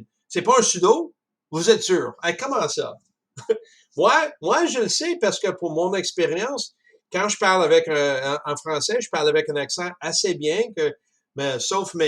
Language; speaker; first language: French; non-native, fluent; English